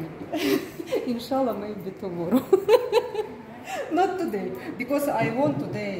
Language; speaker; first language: English; non-native, learner; Russian